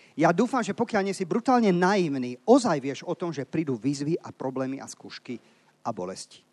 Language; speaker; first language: Slovak; native; Slovak